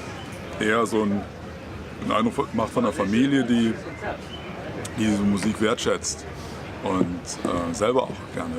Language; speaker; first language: German; native; German